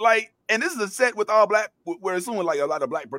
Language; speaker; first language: English; native; English